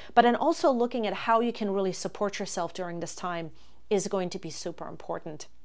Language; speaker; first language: English; non-native, fluent; German